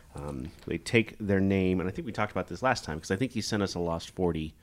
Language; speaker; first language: English; native; English